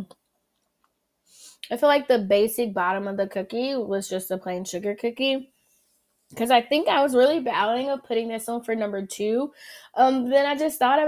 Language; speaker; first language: English; native; English